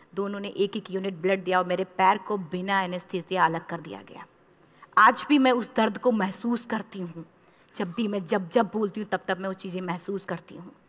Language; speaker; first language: Hindi; native; Hindi